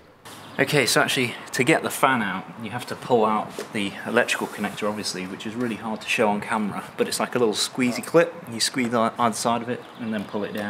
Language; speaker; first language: English; native; English